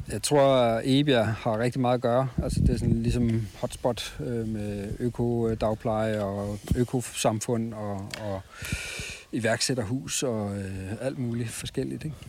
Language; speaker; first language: Danish; native; Danish